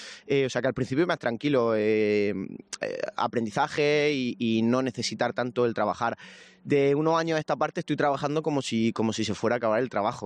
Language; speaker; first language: Spanish; native; Spanish